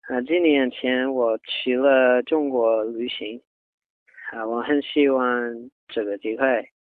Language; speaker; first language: Chinese; non-native, learner; English